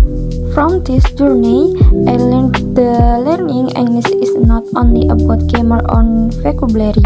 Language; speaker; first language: English; non-native, learner; Indonesian